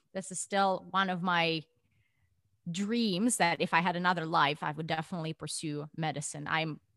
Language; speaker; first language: English; non-native, fluent; Russian